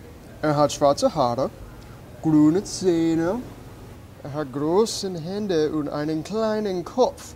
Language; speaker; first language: German; non-native, learner; English